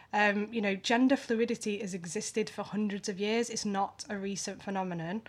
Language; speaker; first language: English; native; English